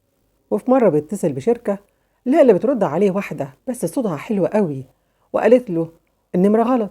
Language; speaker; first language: Arabic; native; Arabic